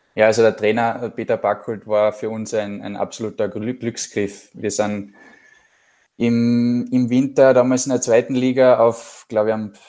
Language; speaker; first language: German; native; German